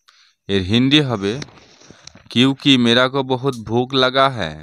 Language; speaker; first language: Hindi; non-native, learner; Bangla